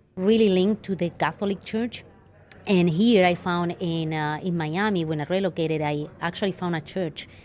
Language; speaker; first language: English; non-native, fluent; Spanish